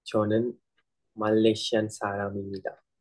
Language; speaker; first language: Korean; non-native, learner; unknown